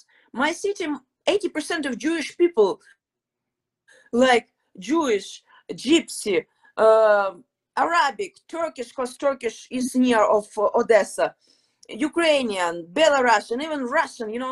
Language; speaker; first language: English; non-native, fluent; Ukrainian